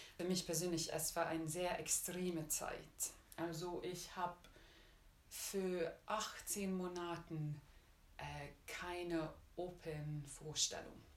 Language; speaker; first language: German; non-native, learner; Czech